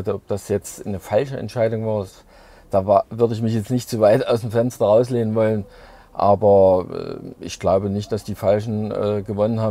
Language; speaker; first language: German; native; German